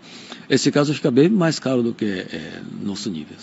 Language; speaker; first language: Portuguese; non-native, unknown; Japanese